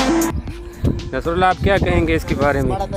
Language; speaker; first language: Hindi; non-native, local second language; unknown